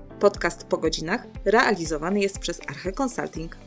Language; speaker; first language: Polish; native; Polish